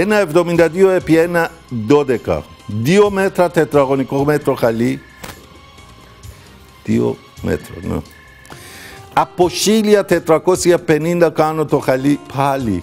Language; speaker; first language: Greek; non-native, learner; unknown